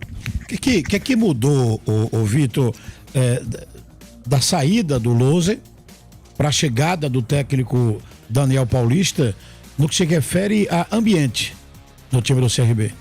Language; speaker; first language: Portuguese; native; Portuguese